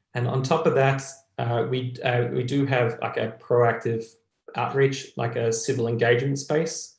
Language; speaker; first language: English; native; English